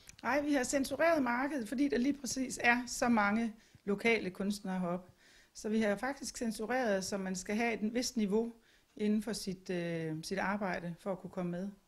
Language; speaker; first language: Danish; native; Danish